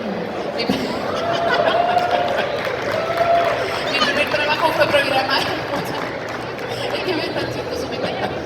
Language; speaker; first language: Spanish; native; Spanish